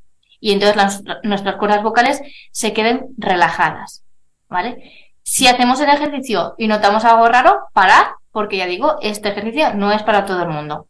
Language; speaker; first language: Spanish; native; Spanish